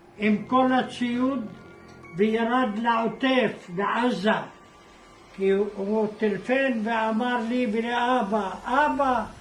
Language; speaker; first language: Hebrew; non-native, local second language; Arabic